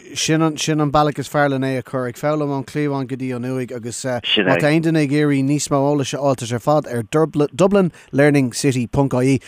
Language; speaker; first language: Irish; non-native, local second language; English